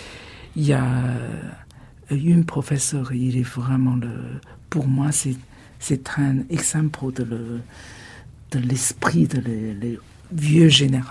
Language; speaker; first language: French; non-native, fluent; Chinese